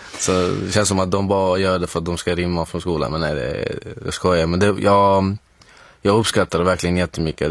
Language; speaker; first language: Swedish; non-native, fluent; Arabic